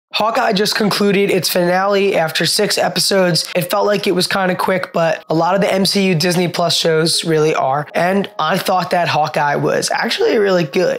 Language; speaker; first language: English; native; English